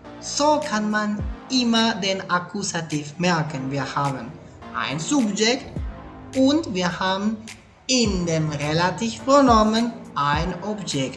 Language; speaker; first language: German; non-native, fluent; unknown